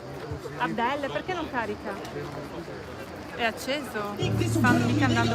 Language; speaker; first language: Italian; native; Italian